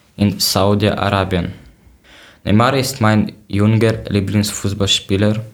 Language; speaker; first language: German; non-native, learner; Ukrainian